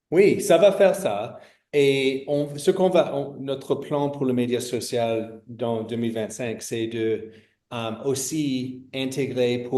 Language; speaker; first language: French; non-native, fluent; English